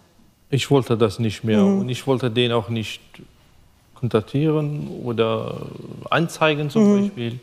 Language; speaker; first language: German; non-native, fluent; Arabic